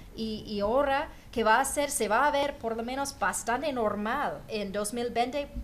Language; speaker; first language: Spanish; non-native, fluent; English